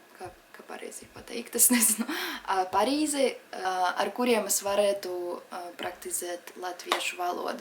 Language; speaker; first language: Latvian; non-native, local second language; Russian